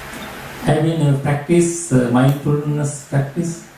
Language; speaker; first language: English; non-native, learner; Sinhala